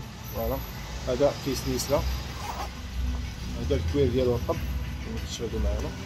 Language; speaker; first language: Arabic; native; Arabic